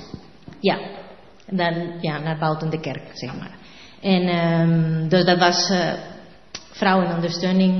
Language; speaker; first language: Dutch; non-native, learner; Spanish